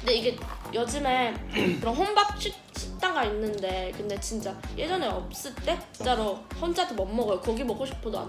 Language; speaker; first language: Korean; non-native, learner; Chinese